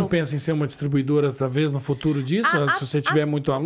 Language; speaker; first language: Portuguese; native; Portuguese